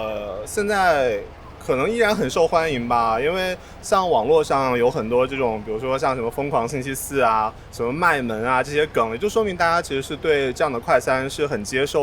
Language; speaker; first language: Chinese; native; Chinese